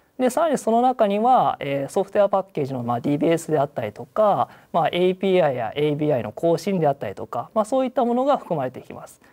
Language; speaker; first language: Japanese; native; Japanese